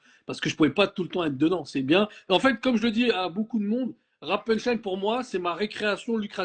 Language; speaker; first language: French; native; French